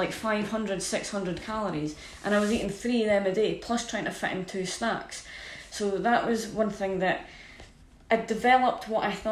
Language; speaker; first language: English; native; English